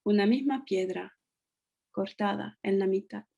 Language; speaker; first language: Spanish; non-native, fluent; French